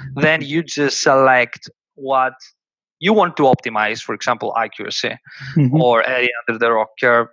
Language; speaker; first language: English; non-native, fluent; Greek